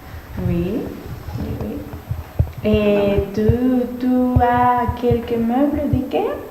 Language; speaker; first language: French; non-native, learner; Spanish